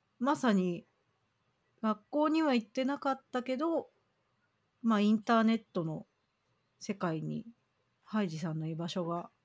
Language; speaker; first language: Japanese; native; Japanese